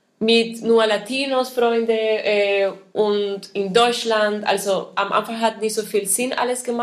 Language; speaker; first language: German; non-native, fluent; Spanish